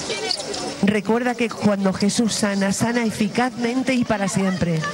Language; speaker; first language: Spanish; native; Spanish